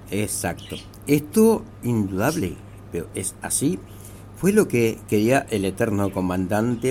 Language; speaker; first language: Spanish; native; Spanish